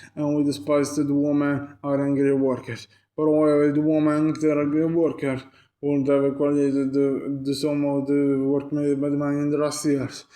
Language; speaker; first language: English; non-native, learner; Italian